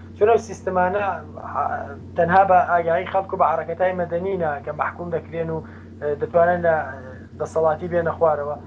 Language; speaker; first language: Central Kurdish; native; Central Kurdish